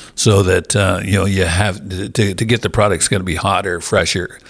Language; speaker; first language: English; native; English